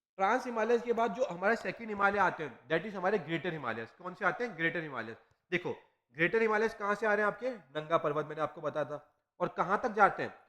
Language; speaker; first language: Hindi; native; Hindi